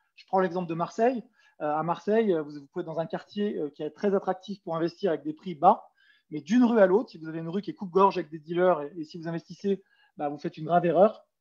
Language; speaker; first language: French; native; French